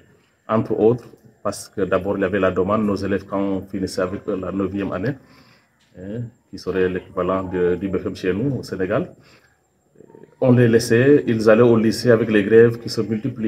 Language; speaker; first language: French; non-native, local second language; Serer